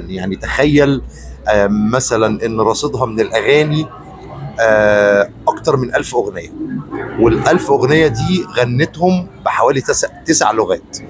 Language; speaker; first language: Arabic; native; Arabic